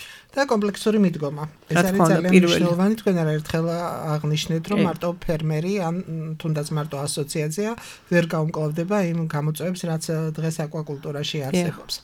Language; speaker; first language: Georgian; native; Georgian